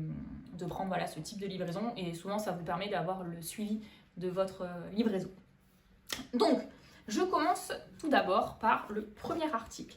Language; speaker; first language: French; native; French